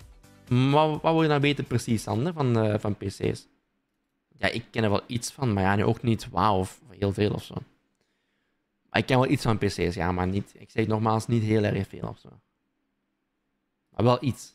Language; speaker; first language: Dutch; native; Dutch